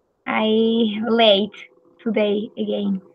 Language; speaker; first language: English; non-native, learner; Spanish